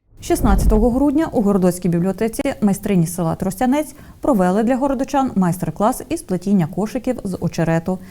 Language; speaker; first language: Ukrainian; native; Ukrainian